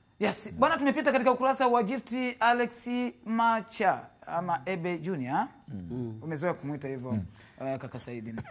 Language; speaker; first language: Swahili; native; Swahili